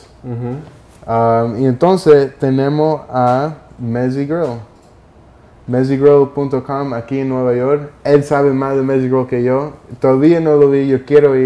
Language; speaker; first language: Spanish; early bilingual, heritage; Spanish